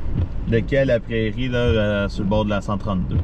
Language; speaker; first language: French; native; French